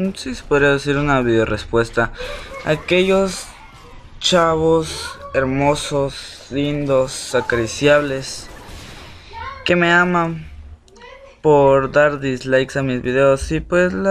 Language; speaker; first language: Spanish; native; Spanish